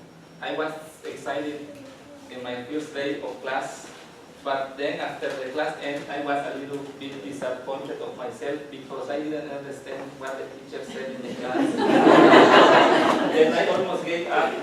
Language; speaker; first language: English; non-native, learner; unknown